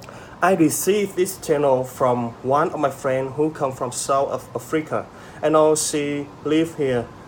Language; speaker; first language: English; non-native, learner; Vietnamese